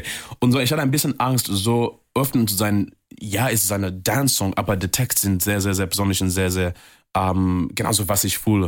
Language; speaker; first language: German; non-native, fluent; English